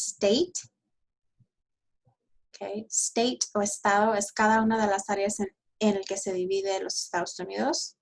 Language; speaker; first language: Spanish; early bilingual, heritage; Spanish